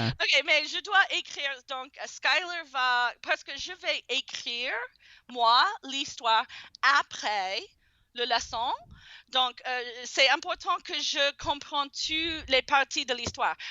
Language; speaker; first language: French; non-native, fluent; English